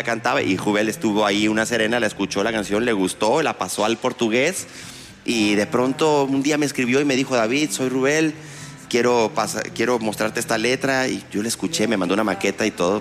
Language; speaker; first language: Spanish; native; Spanish